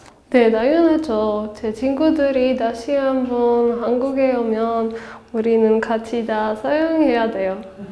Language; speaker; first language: Korean; non-native, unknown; Czech